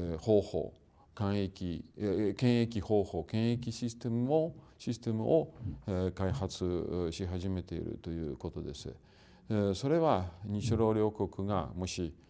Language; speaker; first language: Japanese; non-native, fluent; Russian